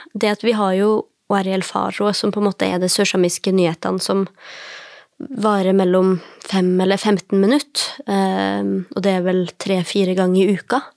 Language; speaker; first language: Norwegian; native; Norwegian